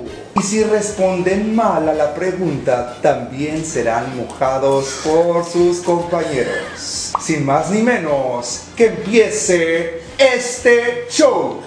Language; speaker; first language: Spanish; native; Spanish